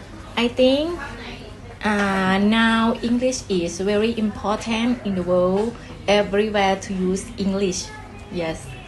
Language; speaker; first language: English; non-native, learner; Thai